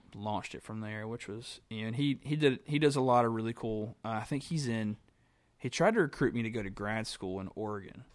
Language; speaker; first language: English; native; English